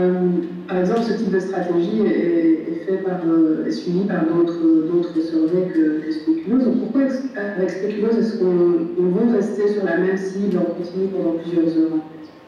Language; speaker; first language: French; native; French